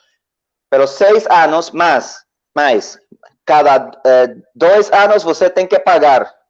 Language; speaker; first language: Portuguese; non-native, learner; Spanish